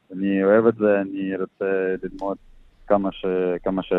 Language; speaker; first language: Hebrew; non-native, learner; Russian